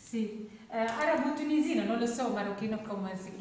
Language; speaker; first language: Italian; non-native, learner; Arabic